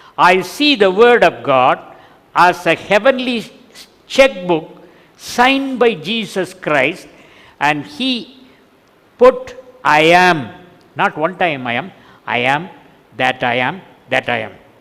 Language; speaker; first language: English; non-native, local second language; Tamil